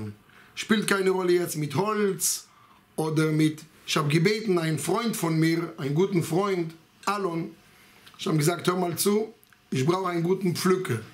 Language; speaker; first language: German; non-native, fluent; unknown